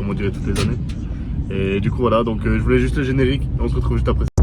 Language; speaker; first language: French; native; French